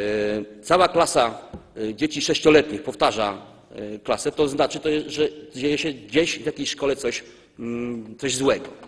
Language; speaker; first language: Polish; native; Polish